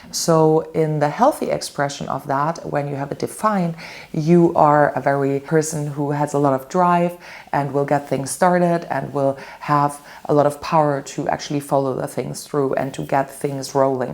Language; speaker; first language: English; non-native, fluent; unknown